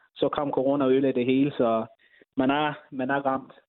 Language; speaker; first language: Danish; early bilingual, other home language; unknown